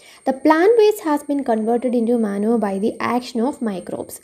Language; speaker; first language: English; non-native, local second language; Malayalam